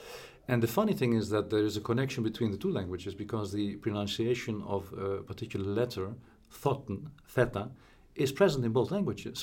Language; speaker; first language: English; non-native, fluent; Dutch